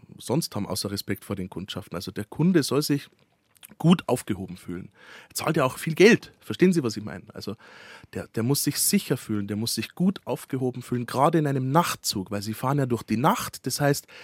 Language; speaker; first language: German; early bilingual, other home language; Slovak